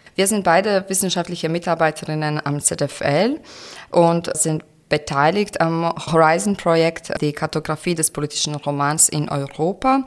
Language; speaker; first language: German; non-native, fluent; Croatian